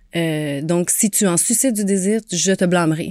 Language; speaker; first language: French; native; French